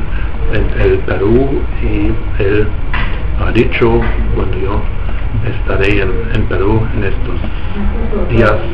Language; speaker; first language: Spanish; non-native, fluent; German